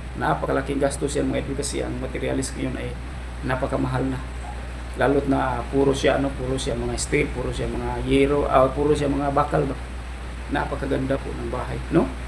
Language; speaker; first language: Filipino; non-native, local second language; Cebuano